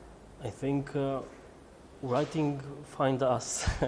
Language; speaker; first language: English; non-native, learner; Albanian